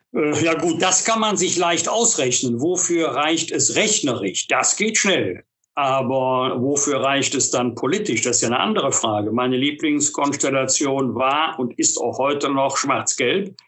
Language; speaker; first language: German; native; German